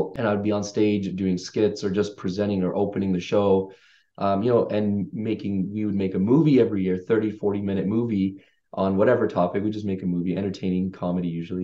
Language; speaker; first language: English; native; English